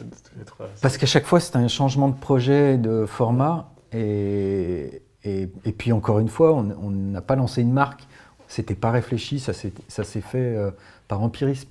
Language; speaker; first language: French; native; French